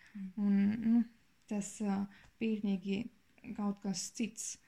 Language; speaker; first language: Latvian; non-native, learner; German